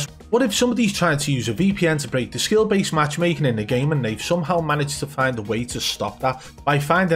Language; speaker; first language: English; native; English